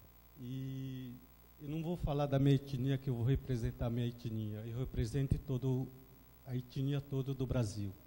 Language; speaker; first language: Portuguese; non-native, local second language; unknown